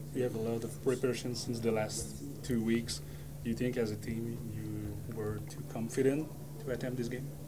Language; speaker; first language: English; non-native, learner; French